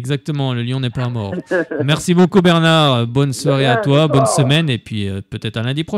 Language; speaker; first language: French; native; French